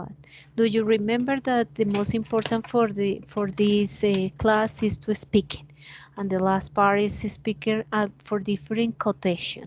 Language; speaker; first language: English; non-native, learner; Spanish